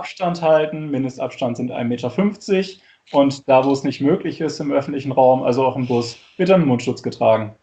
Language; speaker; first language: German; native; German